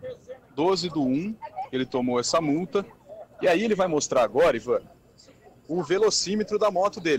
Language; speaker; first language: Portuguese; native; Portuguese